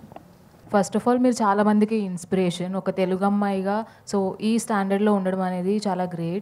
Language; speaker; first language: Telugu; native; Telugu